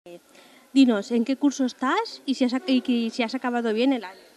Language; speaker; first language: Spanish; native; Spanish